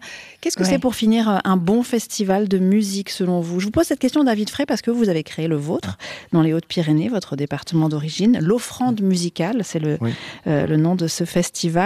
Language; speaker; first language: French; native; French